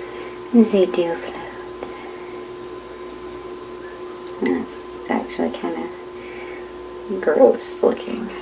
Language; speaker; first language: English; native; English